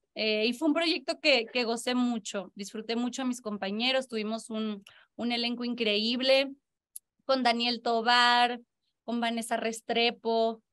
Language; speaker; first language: Spanish; native; Spanish